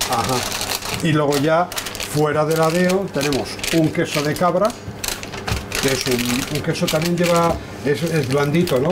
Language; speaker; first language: Spanish; native; Spanish